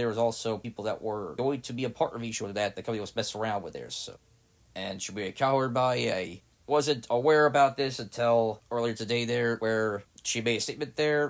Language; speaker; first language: English; native; English